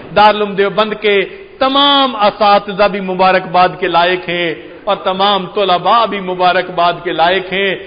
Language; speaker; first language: Urdu; non-native, local second language; Punjabi